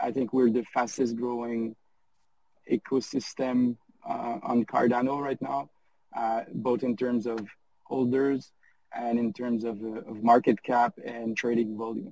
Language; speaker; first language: English; non-native, fluent; French